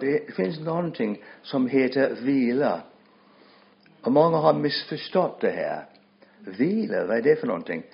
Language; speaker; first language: Swedish; non-native, fluent; English